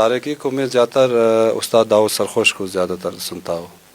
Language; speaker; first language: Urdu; non-native, local second language; Hazaragi